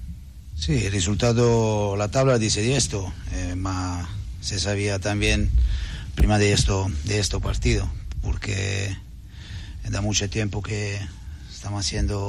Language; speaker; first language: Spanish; non-native, learner; Italian